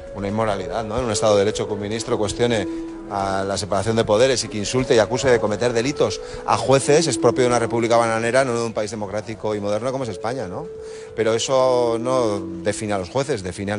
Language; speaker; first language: Spanish; native; Spanish